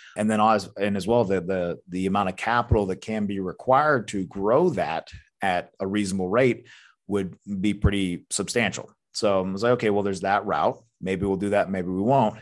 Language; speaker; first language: English; native; English